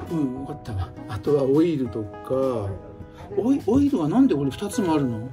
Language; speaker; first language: Japanese; native; Japanese